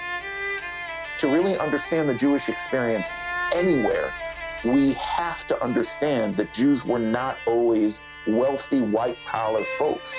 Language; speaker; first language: English; native; English